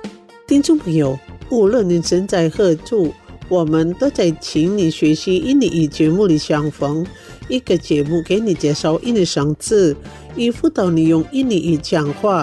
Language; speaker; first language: Chinese; non-native, fluent; Indonesian